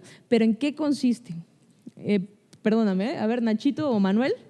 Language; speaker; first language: Spanish; native; Spanish